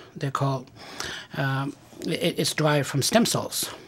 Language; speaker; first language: English; non-native, fluent; Pashto